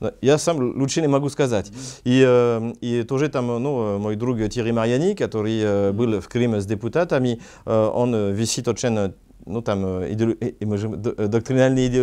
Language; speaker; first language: Russian; non-native, learner; French